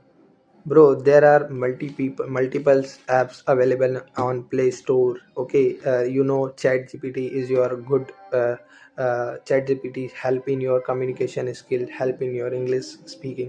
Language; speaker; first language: English; non-native, learner; Hindi